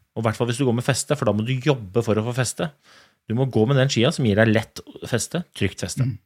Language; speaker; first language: Norwegian; native; Norwegian